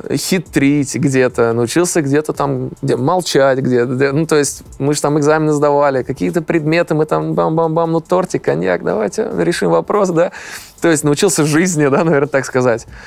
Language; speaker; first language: Russian; native; Russian